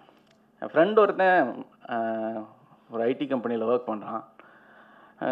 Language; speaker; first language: Tamil; native; Tamil